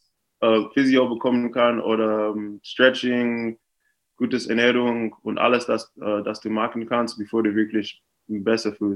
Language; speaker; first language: German; non-native, fluent; English